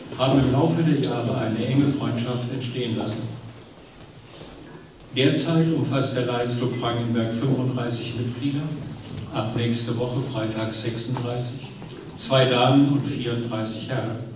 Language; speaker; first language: German; native; German